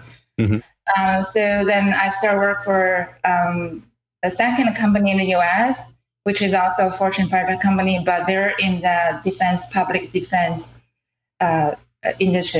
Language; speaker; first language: English; non-native, fluent; Chinese